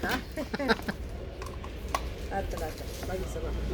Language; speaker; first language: Arabic; native; Arabic